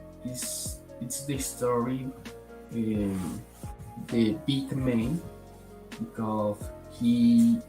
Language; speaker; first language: English; non-native, learner; Spanish